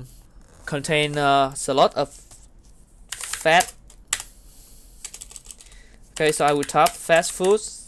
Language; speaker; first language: English; non-native, learner; Vietnamese